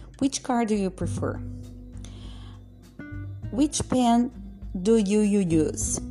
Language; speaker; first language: English; non-native, fluent; Portuguese